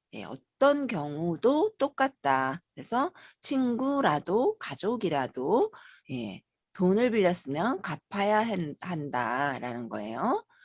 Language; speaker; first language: Korean; native; Korean